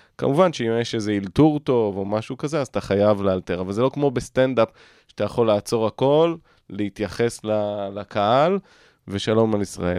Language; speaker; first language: Hebrew; native; Hebrew